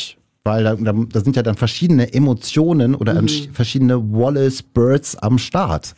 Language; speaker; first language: German; native; German